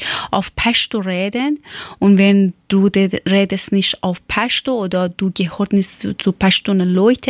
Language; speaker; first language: German; non-native, learner; Persian